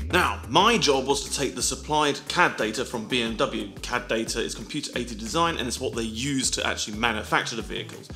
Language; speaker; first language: English; native; English